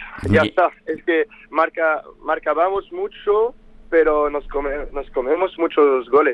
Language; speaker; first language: Spanish; non-native, fluent; French